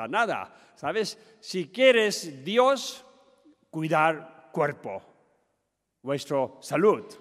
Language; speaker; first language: Spanish; non-native, learner; Tibetan